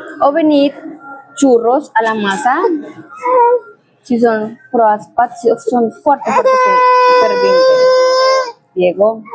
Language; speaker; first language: Romanian; non-native, learner; Spanish